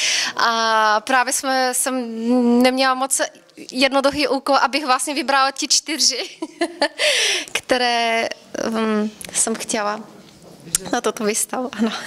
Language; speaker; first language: Czech; early bilingual, other home language; Bulgarian